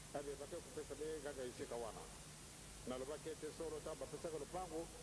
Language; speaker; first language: Lingala; non-native, local second language; Kongo